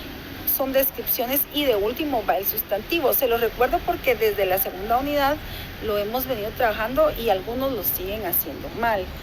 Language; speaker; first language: Spanish; native; Spanish